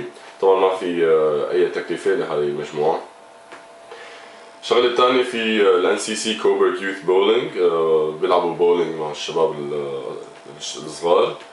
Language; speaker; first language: Arabic; native; Arabic